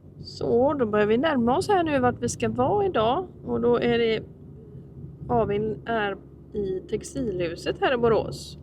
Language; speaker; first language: Swedish; native; Swedish